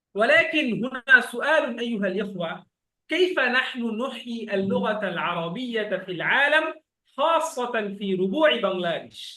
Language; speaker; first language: Arabic; non-native, fluent; Bangla